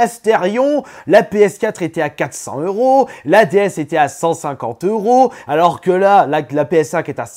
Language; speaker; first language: French; native; French